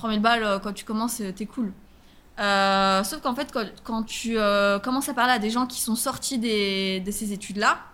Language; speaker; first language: French; native; French